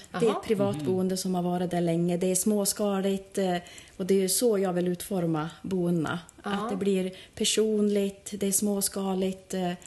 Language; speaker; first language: Swedish; native; Swedish